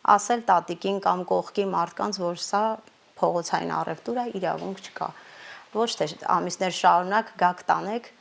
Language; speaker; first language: Armenian; non-native, local second language; Kurdish